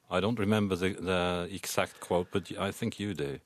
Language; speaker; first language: English; non-native, fluent; Norwegian